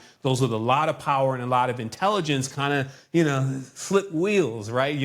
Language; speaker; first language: English; native; English